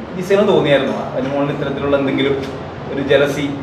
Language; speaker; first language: Malayalam; native; Malayalam